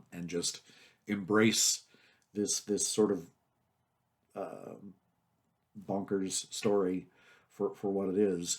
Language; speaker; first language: English; native; English